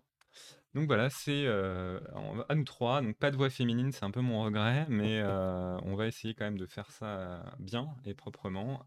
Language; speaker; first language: French; native; French